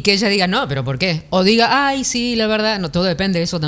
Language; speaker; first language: Spanish; native; Spanish